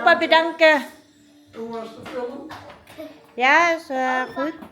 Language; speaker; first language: Dutch; non-native, learner; Filipino